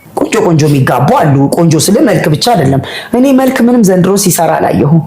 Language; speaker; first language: Amharic; native; Amharic